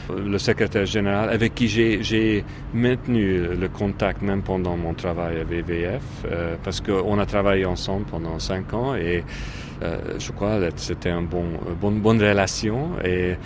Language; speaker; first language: French; non-native, fluent; Hungarian